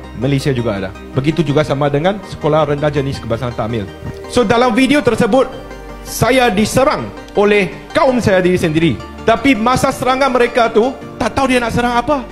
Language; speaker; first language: Malay; non-native, local second language; Chinese